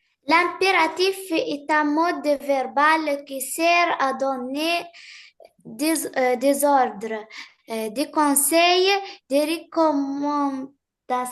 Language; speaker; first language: French; non-native, learner; Arabic